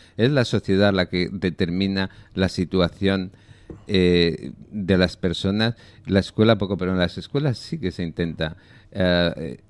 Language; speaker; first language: Spanish; non-native, local second language; Catalan